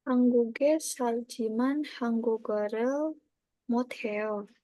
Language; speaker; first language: Korean; non-native, learner; Indonesian